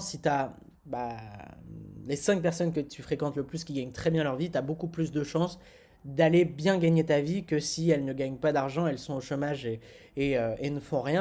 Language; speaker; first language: French; native; French